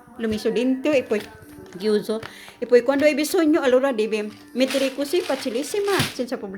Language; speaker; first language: Italian; non-native, learner; Cebuano